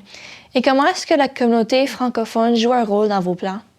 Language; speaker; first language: French; native; French